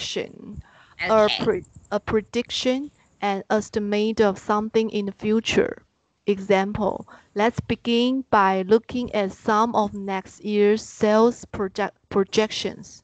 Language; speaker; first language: English; non-native, learner; Chinese